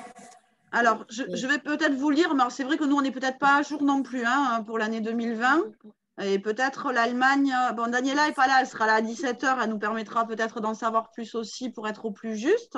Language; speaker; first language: French; native; French